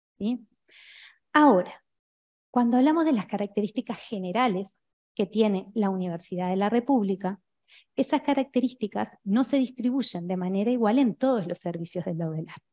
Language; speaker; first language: Spanish; native; Spanish